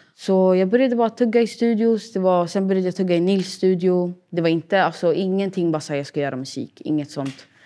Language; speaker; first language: Swedish; early bilingual, other home language; Arabic